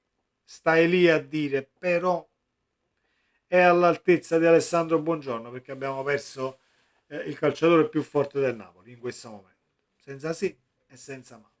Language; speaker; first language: Italian; native; Italian